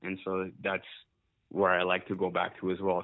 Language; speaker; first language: English; non-native, local second language; Ganda